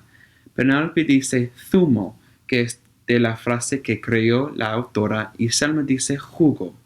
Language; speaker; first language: Spanish; non-native, learner; English